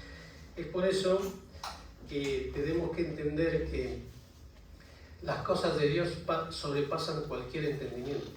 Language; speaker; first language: Spanish; native; Spanish